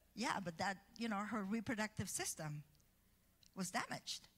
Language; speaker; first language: English; early bilingual, other home language; Spanish